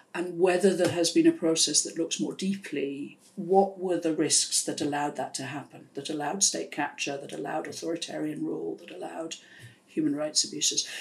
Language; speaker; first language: English; native; English